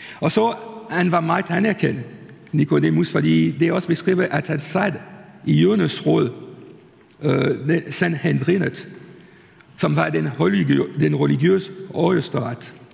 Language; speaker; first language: Danish; non-native, fluent; French